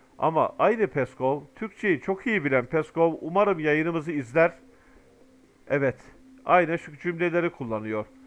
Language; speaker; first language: Turkish; native; Turkish